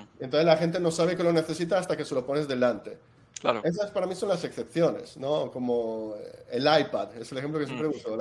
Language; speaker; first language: Spanish; non-native, fluent; Italian